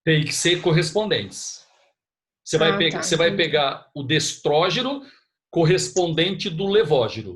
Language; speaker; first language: Portuguese; native; Portuguese